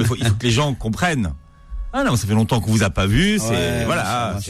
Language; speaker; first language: French; native; French